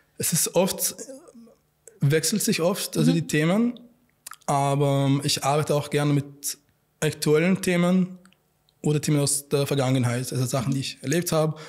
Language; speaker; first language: German; non-native, fluent; Arabic